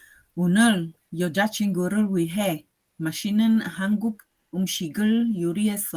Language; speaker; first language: Korean; non-native, learner; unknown